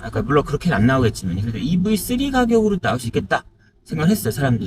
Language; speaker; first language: Korean; native; Korean